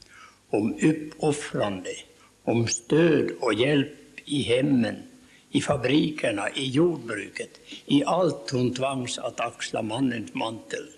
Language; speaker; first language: Swedish; native; Swedish